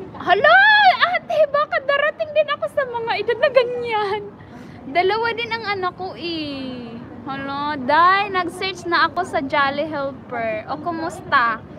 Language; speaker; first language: Filipino; non-native, local second language; Cebuano